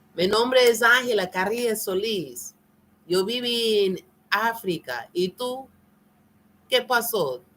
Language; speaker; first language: Spanish; non-native, learner; English